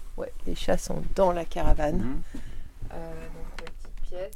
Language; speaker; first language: French; early bilingual, heritage; French